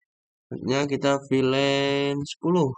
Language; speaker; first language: Indonesian; native; Indonesian